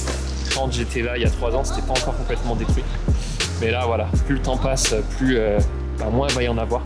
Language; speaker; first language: French; native; French